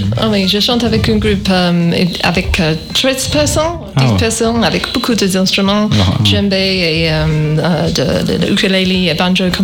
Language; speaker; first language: French; non-native, learner; English